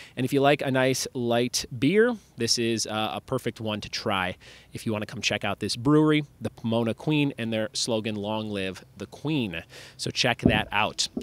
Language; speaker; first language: English; native; English